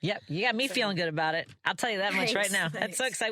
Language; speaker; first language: English; native; English